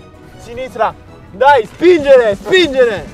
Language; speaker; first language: Italian; non-native, learner; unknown